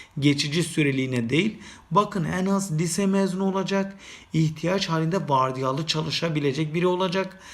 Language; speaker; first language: Turkish; native; Turkish